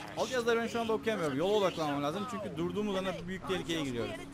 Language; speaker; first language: Turkish; native; Turkish